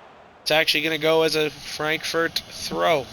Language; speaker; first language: English; native; English